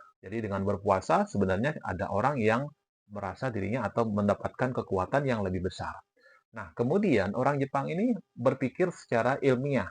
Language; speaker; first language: Indonesian; native; Indonesian